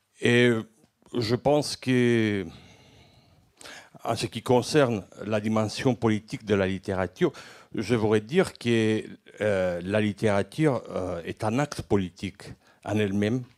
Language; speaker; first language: French; non-native, fluent; Greek